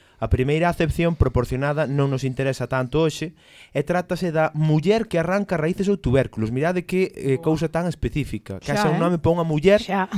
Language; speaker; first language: Galician; native; Galician